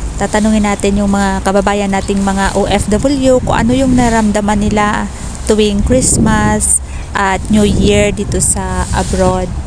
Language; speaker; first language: Filipino; native; Filipino